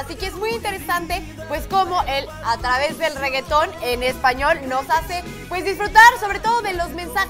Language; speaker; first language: Spanish; native; Spanish